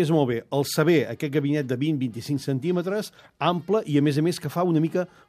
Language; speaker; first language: Catalan; native; Catalan